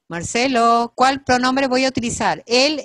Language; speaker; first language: Spanish; native; Spanish